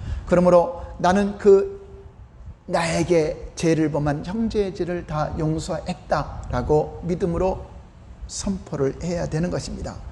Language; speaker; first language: Korean; native; Korean